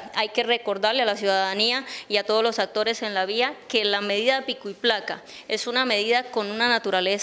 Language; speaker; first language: Spanish; native; Spanish